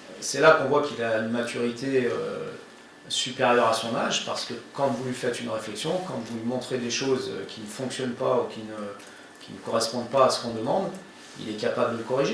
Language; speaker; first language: French; native; French